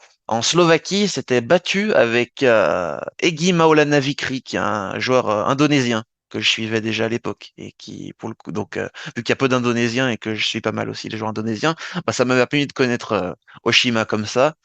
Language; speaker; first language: French; native; French